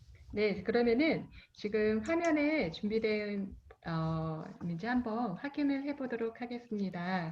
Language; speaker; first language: Korean; native; Korean